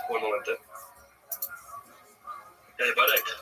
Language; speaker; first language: English; non-native, learner; Spanish